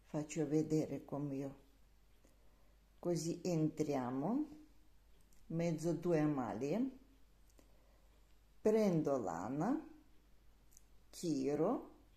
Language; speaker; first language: Italian; non-native, learner; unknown